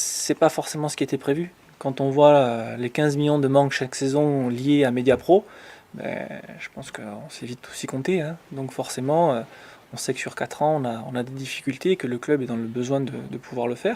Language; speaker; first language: French; native; French